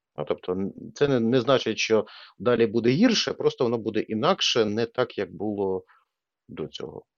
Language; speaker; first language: Ukrainian; non-native, local second language; Russian